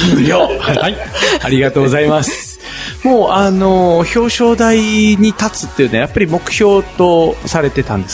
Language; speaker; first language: Japanese; native; Japanese